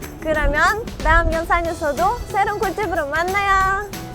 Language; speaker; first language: Korean; non-native, fluent; Russian